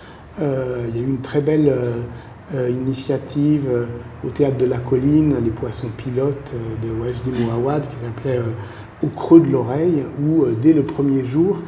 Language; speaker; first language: French; native; French